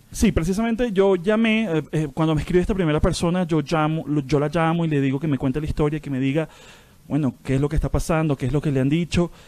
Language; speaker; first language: Spanish; native; Spanish